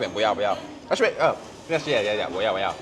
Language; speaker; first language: Chinese; non-native, learner; English